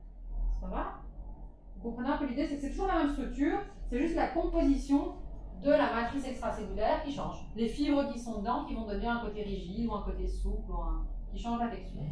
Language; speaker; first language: French; native; French